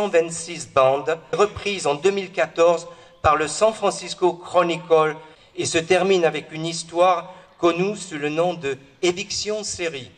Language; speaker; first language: French; native; French